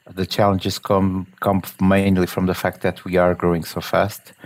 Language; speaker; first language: English; non-native, fluent; Portuguese